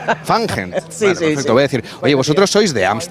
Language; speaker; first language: Spanish; native; Spanish